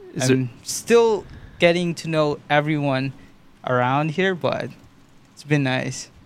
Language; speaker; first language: English; non-native, local second language; Filipino